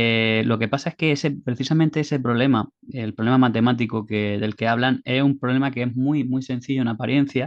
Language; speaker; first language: Spanish; native; Spanish